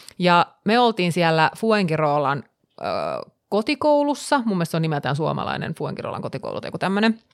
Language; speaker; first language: Finnish; native; Finnish